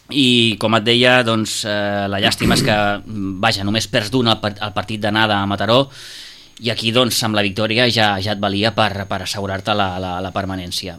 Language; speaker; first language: Catalan; native; Catalan